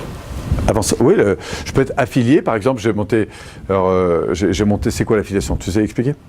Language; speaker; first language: French; native; French